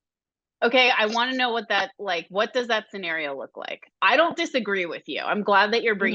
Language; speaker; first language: English; native; English